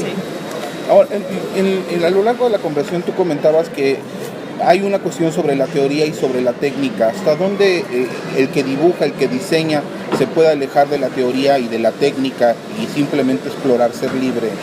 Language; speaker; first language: Spanish; native; Spanish